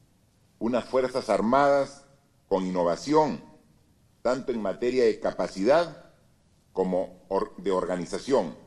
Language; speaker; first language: Spanish; native; Spanish